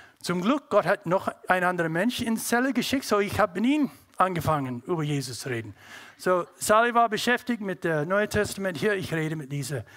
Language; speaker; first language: German; non-native, learner; English